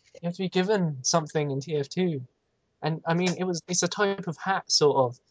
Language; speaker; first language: English; native; English